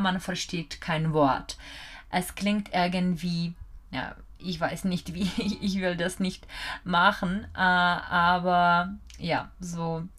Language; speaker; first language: German; non-native, fluent; Czech